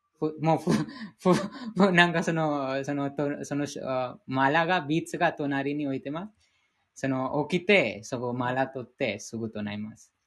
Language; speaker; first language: Japanese; non-native, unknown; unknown